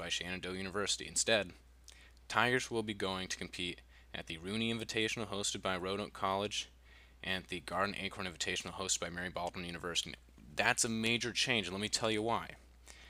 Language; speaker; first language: English; native; English